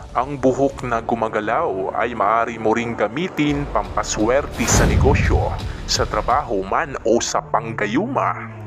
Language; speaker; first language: Filipino; native; Filipino